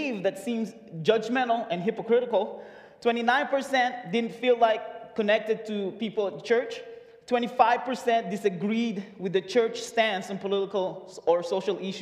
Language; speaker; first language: English; non-native, local second language; Filipino